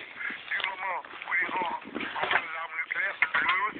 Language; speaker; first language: French; native; French